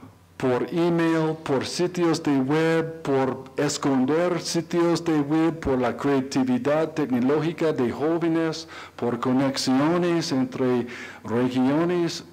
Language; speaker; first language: Spanish; non-native, learner; English